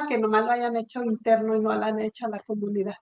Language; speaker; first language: Spanish; native; Spanish